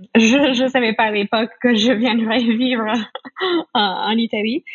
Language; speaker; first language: French; non-native, fluent; English